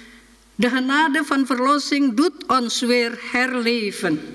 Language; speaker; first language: Dutch; non-native, fluent; Indonesian